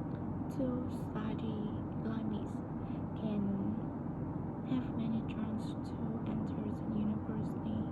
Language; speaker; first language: English; non-native, learner; Vietnamese